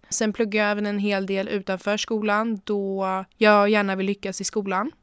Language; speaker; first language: Swedish; early bilingual, other home language; German